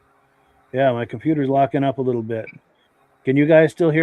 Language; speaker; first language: English; native; English